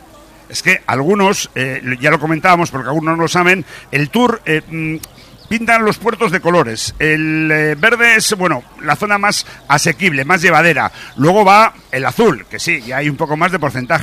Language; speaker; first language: Spanish; native; Spanish